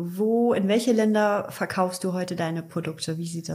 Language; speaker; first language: German; native; German